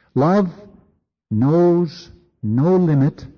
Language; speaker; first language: English; native; English